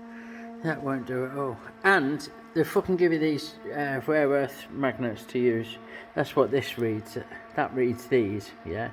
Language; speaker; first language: English; native; English